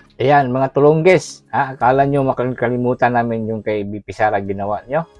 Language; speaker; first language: Filipino; non-native, local second language; Cebuano